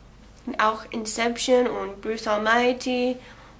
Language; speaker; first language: German; non-native, learner; English